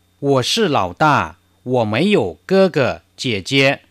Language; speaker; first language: Chinese; non-native, fluent; Thai